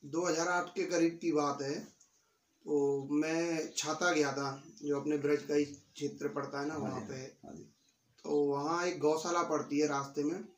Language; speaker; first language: Hindi; native; Hindi